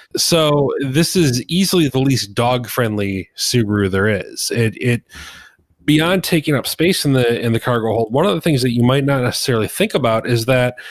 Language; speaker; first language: English; native; English